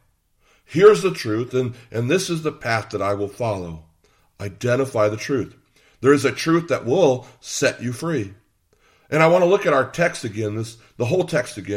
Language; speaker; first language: English; native; English